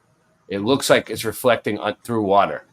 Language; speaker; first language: English; native; English